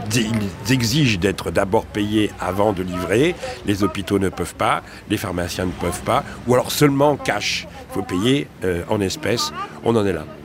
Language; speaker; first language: French; native; French